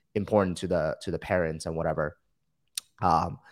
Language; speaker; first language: English; early bilingual, other home language; Chinese